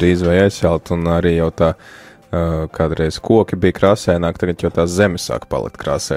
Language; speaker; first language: Latvian; native; Latvian